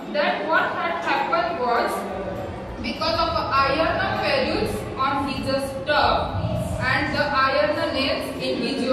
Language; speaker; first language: English; non-native, local second language; Marathi